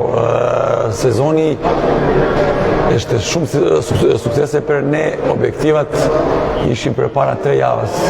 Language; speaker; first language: Albanian; non-native, learner; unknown